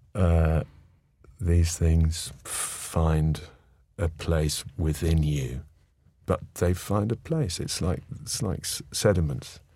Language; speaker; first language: English; native; English